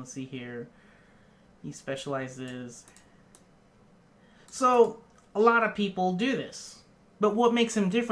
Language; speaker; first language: English; native; English